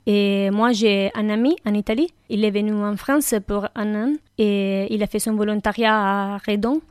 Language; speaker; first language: French; non-native, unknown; Italian